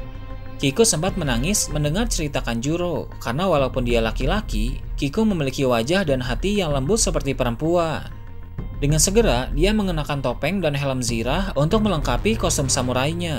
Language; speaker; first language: Indonesian; native; Indonesian